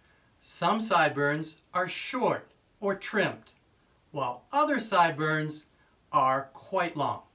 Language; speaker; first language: English; native; English